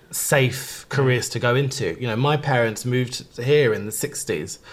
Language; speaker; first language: English; early bilingual, other home language; Urdu